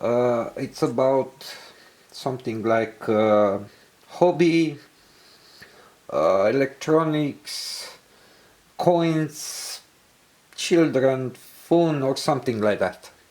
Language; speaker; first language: English; non-native, learner; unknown